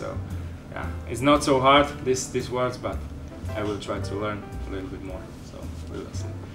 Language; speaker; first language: English; non-native, learner; Slovak